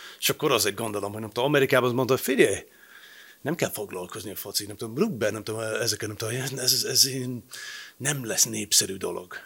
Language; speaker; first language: Hungarian; non-native, fluent; English